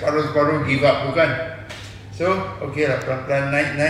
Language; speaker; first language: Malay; non-native, local second language; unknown